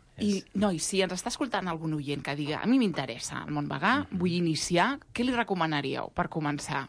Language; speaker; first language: Catalan; native; Catalan